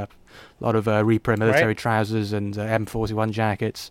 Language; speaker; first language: English; native; English